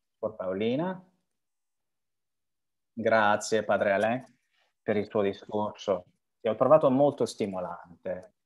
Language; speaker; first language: Italian; non-native, fluent; French